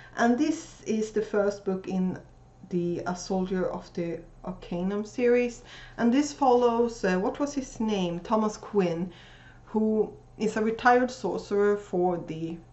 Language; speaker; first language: English; non-native, fluent; Swedish